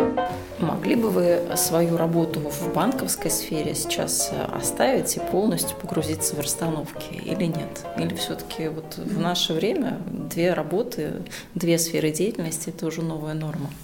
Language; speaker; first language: Russian; native; Russian